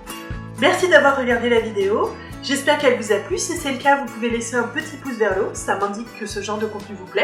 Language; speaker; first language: French; native; French